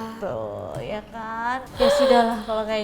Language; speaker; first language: Indonesian; native; Indonesian